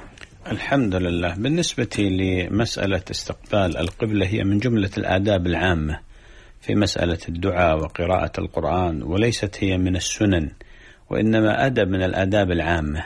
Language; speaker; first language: Arabic; native; Arabic